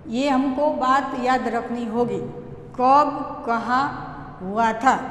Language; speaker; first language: Hindi; non-native, local second language; Gujarati